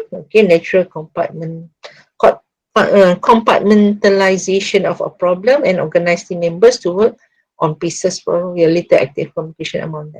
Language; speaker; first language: English; non-native, local second language; Malay